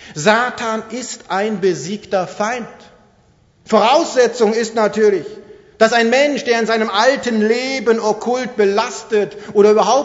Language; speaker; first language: German; native; German